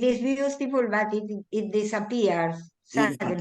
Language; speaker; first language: English; non-native, learner; Spanish